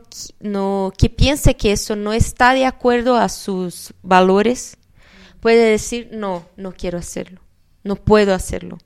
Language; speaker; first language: Spanish; non-native, fluent; Portuguese